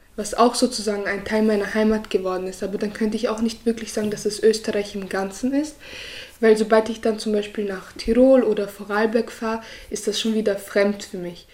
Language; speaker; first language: German; early bilingual, other home language; Croatian